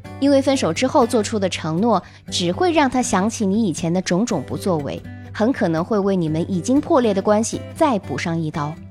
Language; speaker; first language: Chinese; native; Chinese